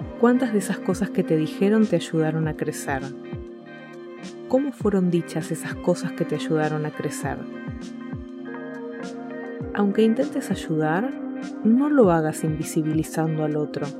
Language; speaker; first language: Spanish; native; Spanish